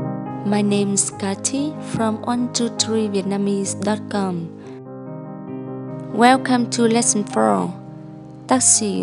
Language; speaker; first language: English; non-native, learner; Vietnamese